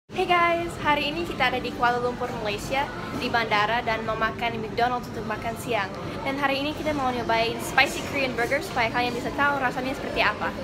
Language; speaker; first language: Indonesian; non-native, fluent; English